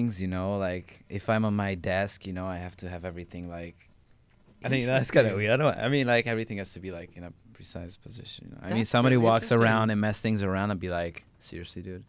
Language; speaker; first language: English; non-native, fluent; Italian